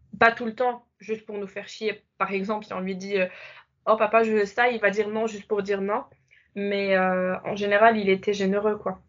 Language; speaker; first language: French; non-native, local second language; Arabic